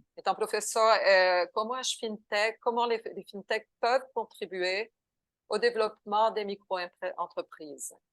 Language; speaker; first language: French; non-native, fluent; Portuguese